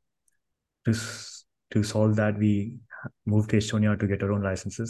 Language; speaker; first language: English; non-native, local second language; Kannada